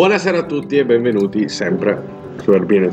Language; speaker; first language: Italian; native; Italian